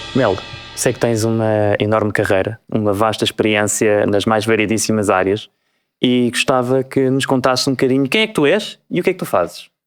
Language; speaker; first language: Portuguese; native; Portuguese